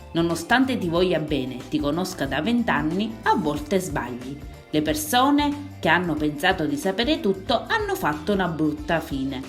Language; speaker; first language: Italian; native; Italian